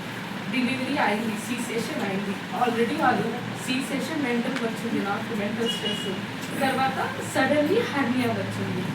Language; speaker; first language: Telugu; non-native, learner; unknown